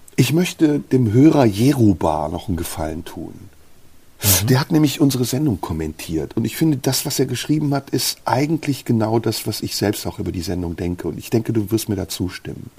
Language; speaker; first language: German; early bilingual, other home language; Turkish